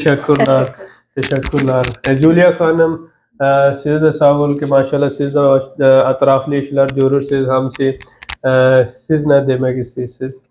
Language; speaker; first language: Turkish; non-native, learner; Urdu